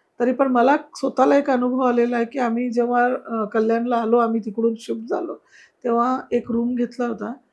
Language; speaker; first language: Marathi; non-native, local second language; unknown